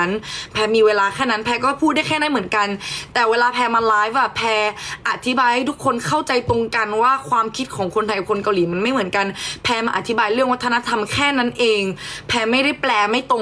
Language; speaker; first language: Thai; native; Thai